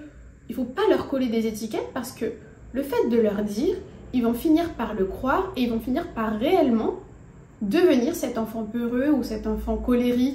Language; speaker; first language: French; native; French